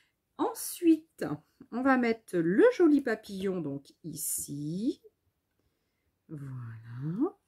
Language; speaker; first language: French; native; French